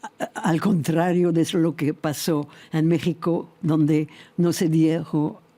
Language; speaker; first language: Spanish; non-native, fluent; French